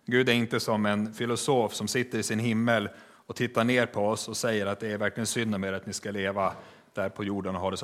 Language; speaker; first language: Swedish; native; Swedish